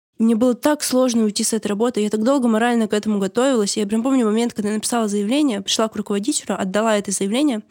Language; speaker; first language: Russian; native; Russian